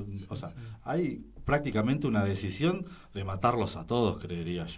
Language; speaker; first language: Spanish; native; Spanish